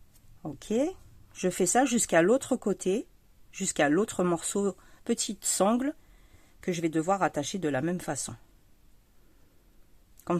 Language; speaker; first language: French; native; French